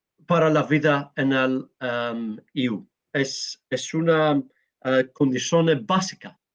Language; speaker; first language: Spanish; non-native, learner; Greek